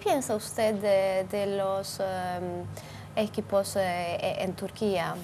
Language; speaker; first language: Spanish; non-native, fluent; Turkish